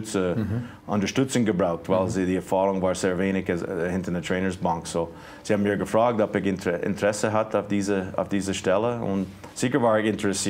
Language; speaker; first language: German; non-native, fluent; English